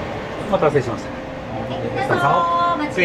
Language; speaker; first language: Japanese; native; Japanese